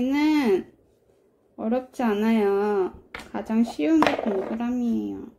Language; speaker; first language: Korean; native; Korean